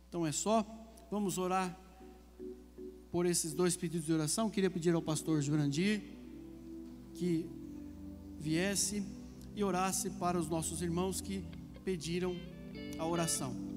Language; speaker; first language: Portuguese; native; Portuguese